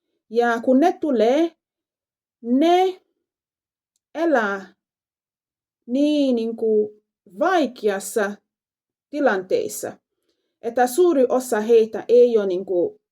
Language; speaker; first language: Finnish; non-native, fluent; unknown